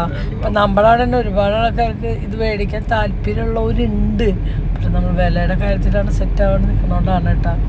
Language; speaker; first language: Malayalam; native; Malayalam